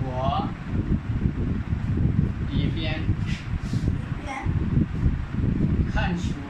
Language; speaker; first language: Chinese; non-native, fluent; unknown